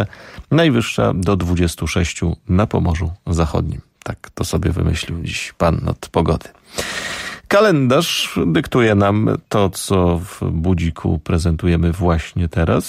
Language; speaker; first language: Polish; native; Polish